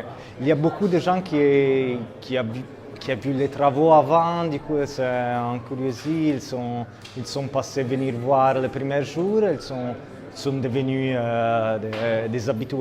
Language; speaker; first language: French; non-native, fluent; Italian